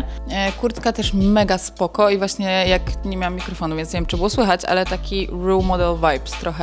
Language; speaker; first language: Polish; native; Polish